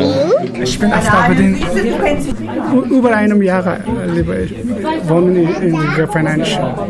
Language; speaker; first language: German; non-native, learner; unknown